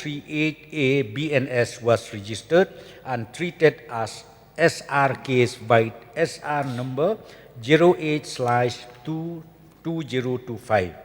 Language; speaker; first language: English; non-native, local second language; Khasi